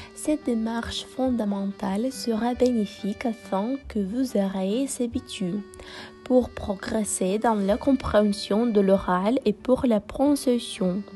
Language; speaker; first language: French; non-native, fluent; Russian